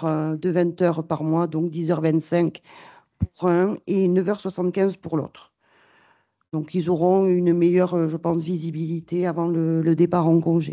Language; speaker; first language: French; native; French